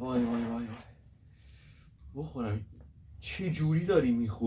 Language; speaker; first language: Persian; native; Persian